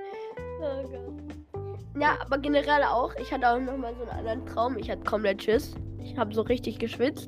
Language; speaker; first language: German; native; German